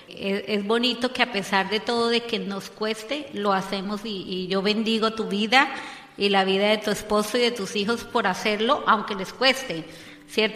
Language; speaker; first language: Spanish; native; Spanish